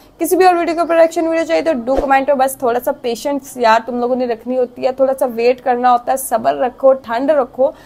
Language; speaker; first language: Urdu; non-native, local second language; Punjabi